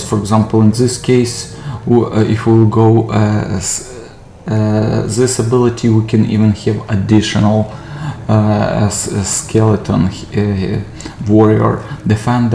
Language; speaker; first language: English; non-native, fluent; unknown